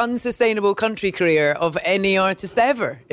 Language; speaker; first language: English; native; English